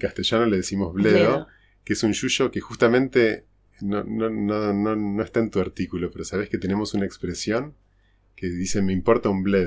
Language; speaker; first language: Spanish; native; Spanish